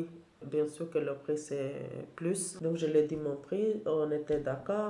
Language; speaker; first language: French; non-native, learner; Albanian